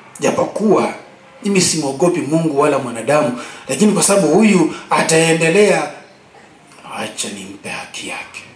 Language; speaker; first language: Swahili; non-native, local second language; Luo (Kenya and Tanzania)